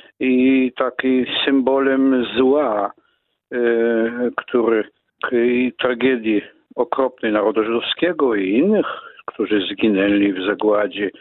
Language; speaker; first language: Polish; non-native, fluent; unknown